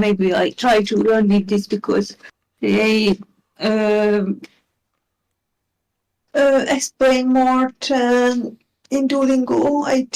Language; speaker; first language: English; non-native, learner; Hungarian